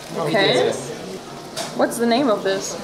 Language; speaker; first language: English; non-native, fluent; German